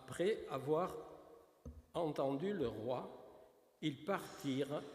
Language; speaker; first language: French; native; French